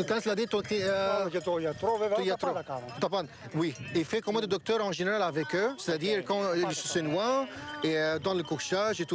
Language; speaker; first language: French; non-native, fluent; Greek